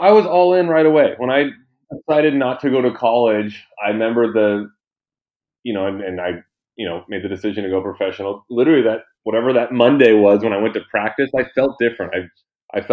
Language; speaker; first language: English; native; English